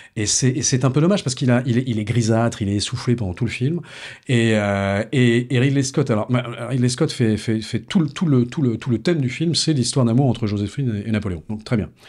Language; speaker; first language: French; native; French